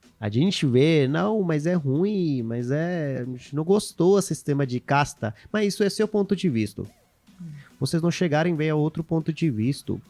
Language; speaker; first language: Portuguese; non-native, fluent; Hindi